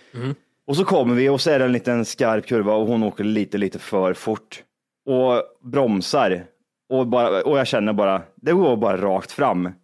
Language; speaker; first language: Swedish; early bilingual, other home language; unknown